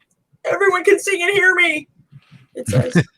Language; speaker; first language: English; native; English